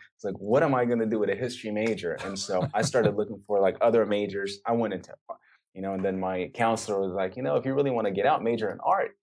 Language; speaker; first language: English; native; English